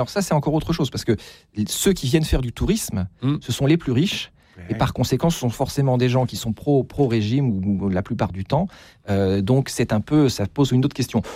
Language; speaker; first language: French; native; French